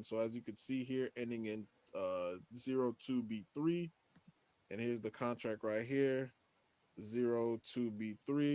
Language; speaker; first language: English; native; English